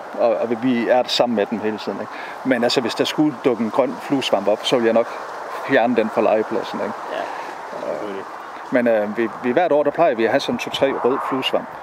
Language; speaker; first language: Danish; native; Danish